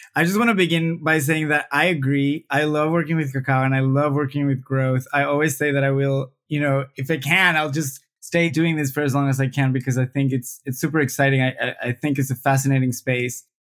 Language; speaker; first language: English; non-native, fluent; Spanish